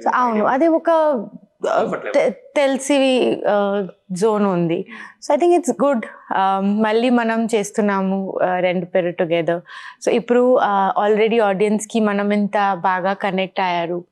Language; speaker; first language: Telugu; non-native, learner; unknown